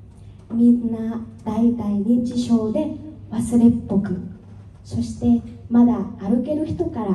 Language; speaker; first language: Japanese; non-native, fluent; Vietnamese